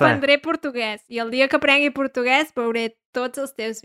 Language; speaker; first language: Portuguese; non-native, learner; Catalan